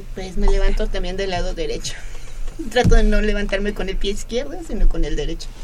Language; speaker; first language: Spanish; non-native, local second language; Mixtepec Mixtec